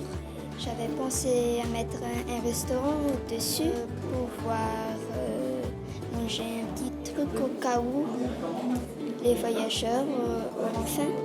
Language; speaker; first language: French; non-native, local second language; Malagasy